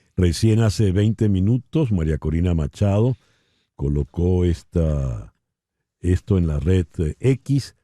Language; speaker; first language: Spanish; native; Spanish